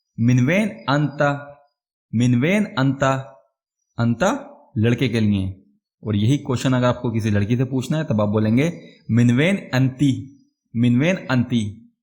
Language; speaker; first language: Hindi; native; Hindi